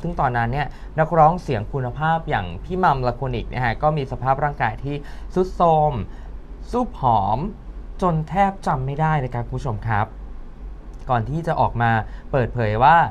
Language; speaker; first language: Thai; native; Thai